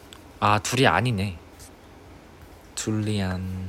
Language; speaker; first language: Korean; native; Korean